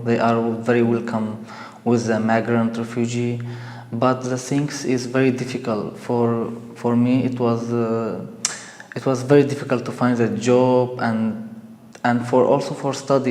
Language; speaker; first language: English; non-native, learner; Arabic